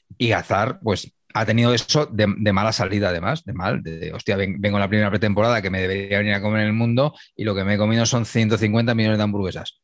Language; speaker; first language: Spanish; native; Spanish